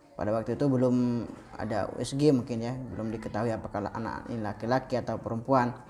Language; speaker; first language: Indonesian; non-native, local second language; Madurese